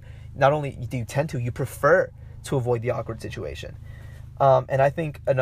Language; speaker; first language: English; non-native, fluent; Spanish